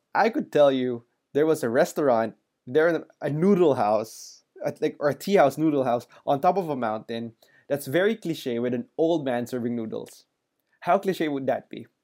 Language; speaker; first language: English; non-native, local second language; Filipino